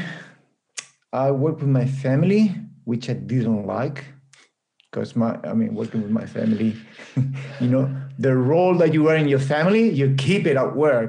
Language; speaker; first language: English; non-native, fluent; Spanish